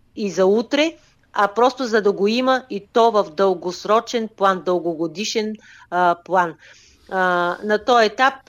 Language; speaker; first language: Bulgarian; native; Bulgarian